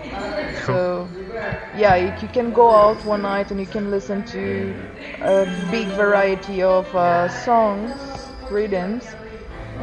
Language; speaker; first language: English; non-native, fluent; Portuguese